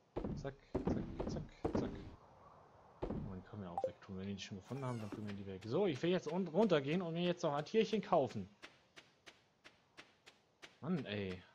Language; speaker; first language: German; native; German